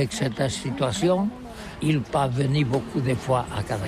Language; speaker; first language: French; non-native, learner; Catalan